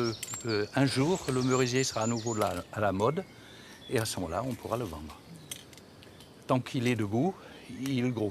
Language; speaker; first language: French; native; French